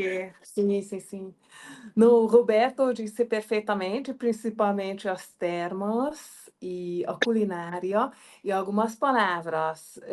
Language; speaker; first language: Portuguese; non-native, fluent; Hungarian